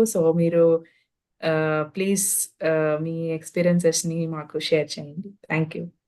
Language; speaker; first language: Telugu; native; Telugu